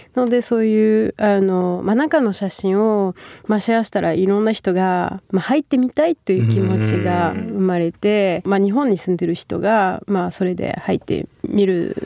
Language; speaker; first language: Japanese; non-native, fluent; French